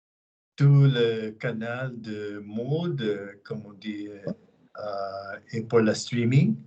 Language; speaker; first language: French; non-native, learner; English